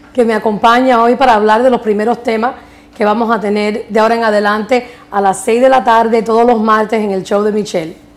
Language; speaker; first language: Spanish; early bilingual, heritage; Spanish